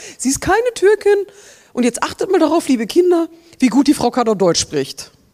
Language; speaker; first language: German; native; German